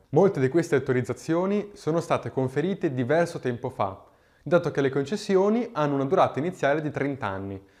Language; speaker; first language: Italian; native; Italian